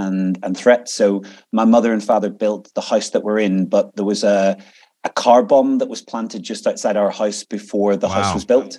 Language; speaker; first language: English; native; English